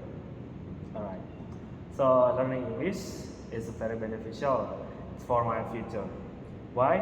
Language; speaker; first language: English; non-native, learner; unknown